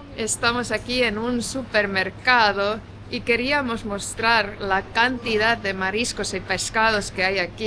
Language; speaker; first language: Spanish; non-native, fluent; Estonian